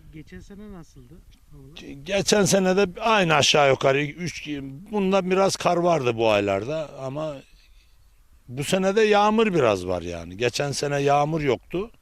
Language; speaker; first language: Turkish; native; Turkish